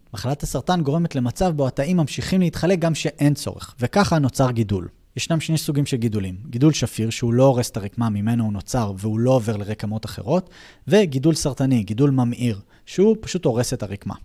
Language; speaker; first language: Hebrew; native; Hebrew